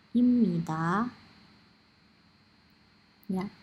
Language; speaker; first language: Korean; non-native, fluent; Indonesian